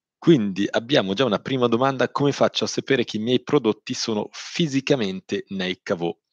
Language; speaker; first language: Italian; native; Italian